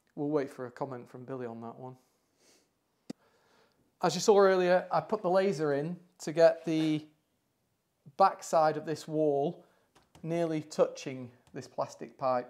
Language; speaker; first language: English; native; English